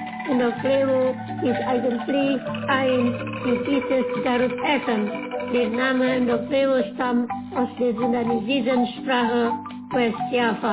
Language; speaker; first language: German; non-native, fluent; Indonesian